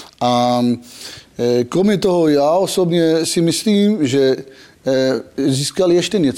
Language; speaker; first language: Czech; non-native, fluent; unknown